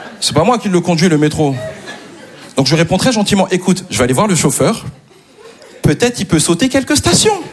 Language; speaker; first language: French; native; French